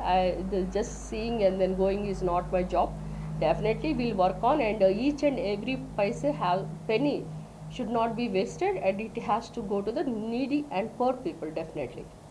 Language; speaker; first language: English; non-native, local second language; Telugu